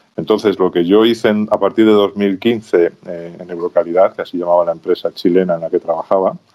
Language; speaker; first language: Spanish; native; Spanish